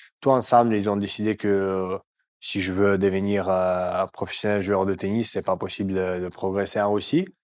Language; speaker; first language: French; non-native, fluent; Russian